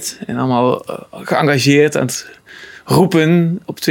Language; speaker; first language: Dutch; native; Dutch